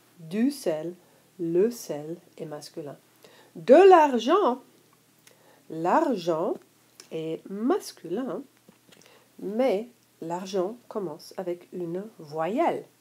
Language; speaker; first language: French; non-native, fluent; English